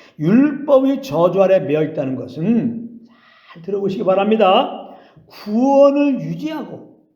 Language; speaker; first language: Korean; native; Korean